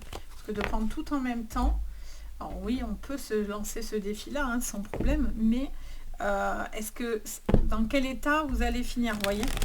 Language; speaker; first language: French; native; French